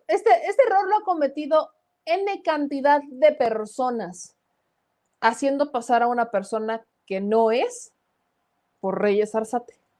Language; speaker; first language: Spanish; native; Spanish